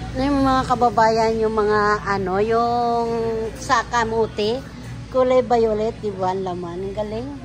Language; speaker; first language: Filipino; non-native, local second language; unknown